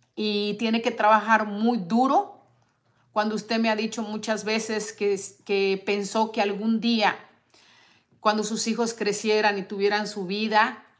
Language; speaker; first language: Spanish; native; Spanish